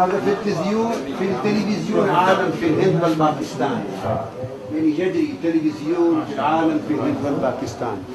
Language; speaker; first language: Arabic; non-native, learner; Urdu